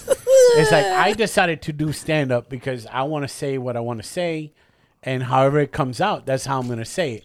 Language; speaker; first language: English; early bilingual, other home language; Spanish